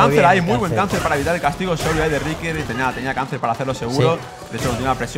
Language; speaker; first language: Spanish; native; Spanish